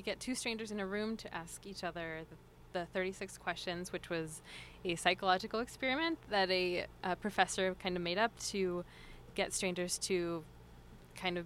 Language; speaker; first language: English; early bilingual, other home language; Spanish